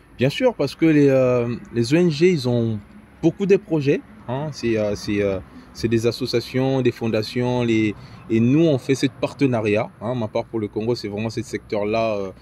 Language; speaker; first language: French; early bilingual, other home language; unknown